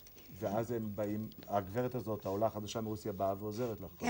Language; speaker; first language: Hebrew; native; Hebrew